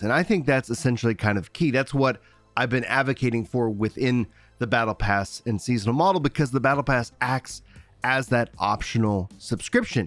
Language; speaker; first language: English; native; English